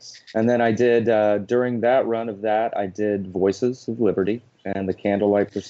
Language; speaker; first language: English; native; English